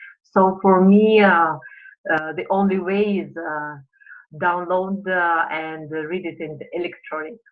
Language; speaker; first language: English; non-native, fluent; Russian